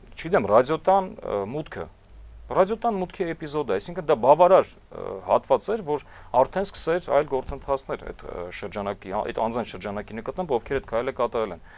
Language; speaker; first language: Armenian; native; Armenian